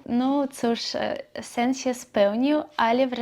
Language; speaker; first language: Polish; non-native, learner; Belarusian